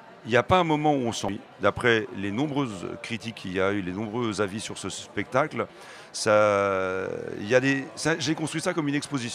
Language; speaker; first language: French; native; French